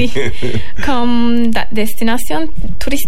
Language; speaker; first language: French; non-native, learner; Turkish